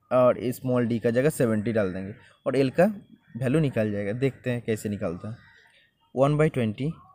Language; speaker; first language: Hindi; non-native, local second language; Bangla